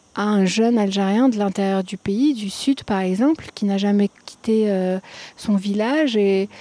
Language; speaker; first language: French; non-native, local second language; Arabic